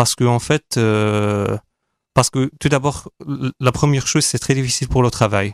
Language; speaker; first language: French; non-native, fluent; Arabic